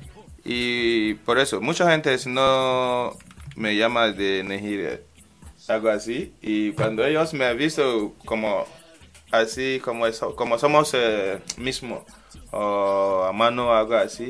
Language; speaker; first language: Spanish; non-native, learner; English